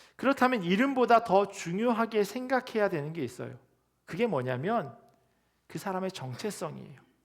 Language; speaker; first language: Korean; native; Korean